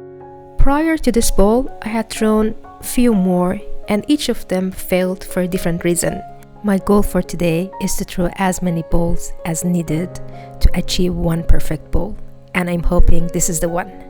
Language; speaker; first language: English; non-native, fluent; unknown